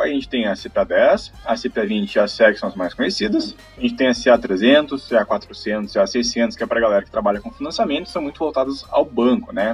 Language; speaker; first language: Portuguese; native; Portuguese